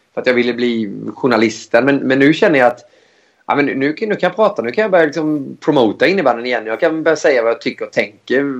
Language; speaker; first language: Swedish; native; Swedish